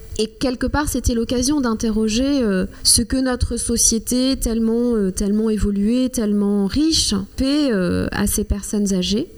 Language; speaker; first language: French; non-native, local second language; Kinyarwanda